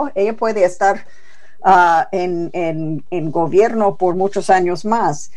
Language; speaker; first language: Spanish; non-native, fluent; English